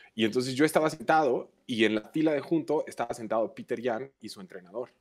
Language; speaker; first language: Spanish; native; Spanish